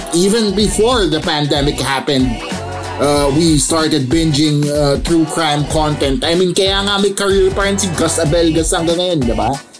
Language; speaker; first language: English; non-native, local second language; Filipino